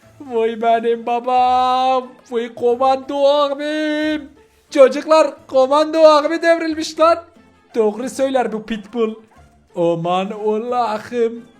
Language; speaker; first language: Turkish; native; Turkish